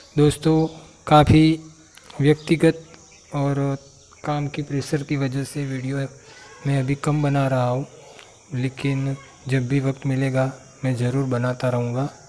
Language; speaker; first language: Hindi; non-native, local second language; Gujarati